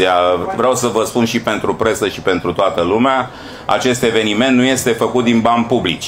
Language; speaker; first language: Romanian; native; Romanian